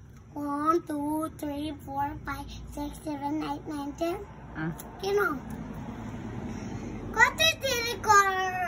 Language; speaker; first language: Nepali; early bilingual, heritage; Nepali